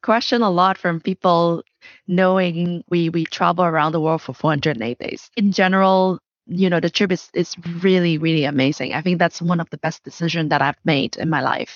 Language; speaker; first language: English; non-native, fluent; Chinese